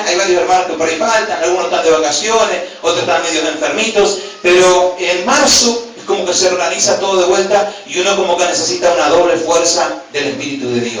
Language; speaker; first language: Spanish; native; Spanish